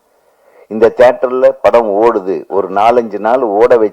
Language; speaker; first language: Tamil; native; Tamil